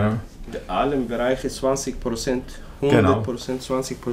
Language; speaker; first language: German; non-native, learner; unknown